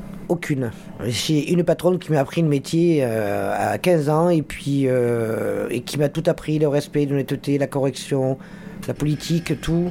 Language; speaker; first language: French; native; French